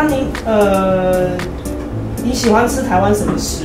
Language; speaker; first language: Chinese; native; Chinese